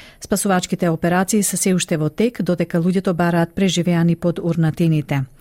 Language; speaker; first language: Macedonian; native; Macedonian